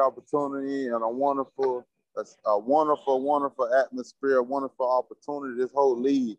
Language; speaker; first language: English; native; English